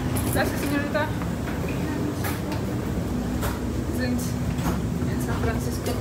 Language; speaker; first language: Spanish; non-native, fluent; German